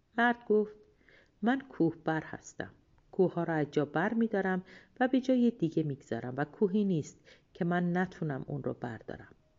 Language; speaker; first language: Persian; native; Persian